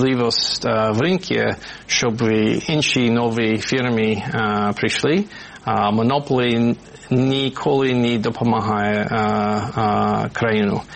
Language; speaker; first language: Ukrainian; non-native, fluent; English